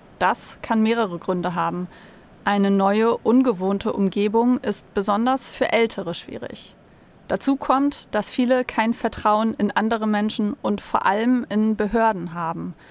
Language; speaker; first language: German; native; German